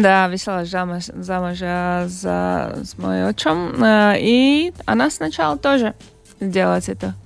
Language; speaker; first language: Russian; non-native, local second language; Latvian